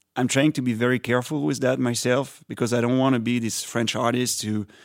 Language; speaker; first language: English; non-native, fluent; French